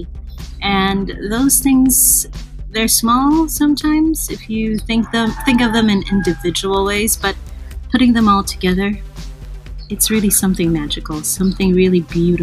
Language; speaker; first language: English; non-native, local second language; Filipino